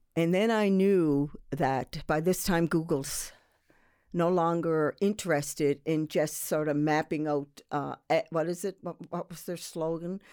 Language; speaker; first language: English; native; English